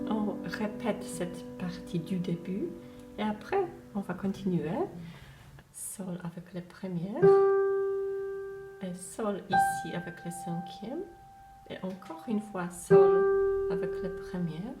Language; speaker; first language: French; non-native, fluent; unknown